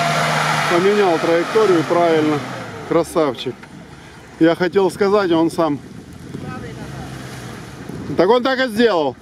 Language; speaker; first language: Russian; native; Russian